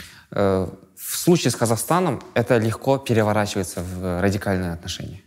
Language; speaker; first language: Russian; non-native, local second language; Kazakh